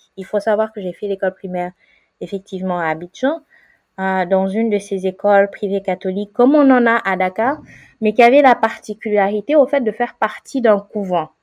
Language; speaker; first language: French; non-native, local second language; Wolof